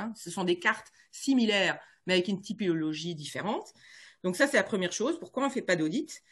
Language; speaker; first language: French; native; French